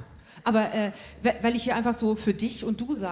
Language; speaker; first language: German; native; German